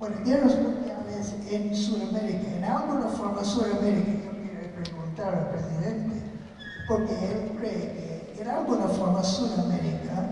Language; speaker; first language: Spanish; non-native, fluent; English